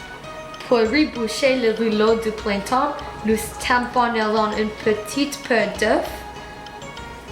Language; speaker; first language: French; non-native, learner; English